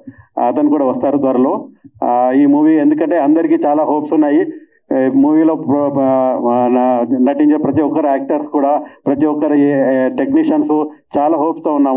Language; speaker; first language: Telugu; native; Telugu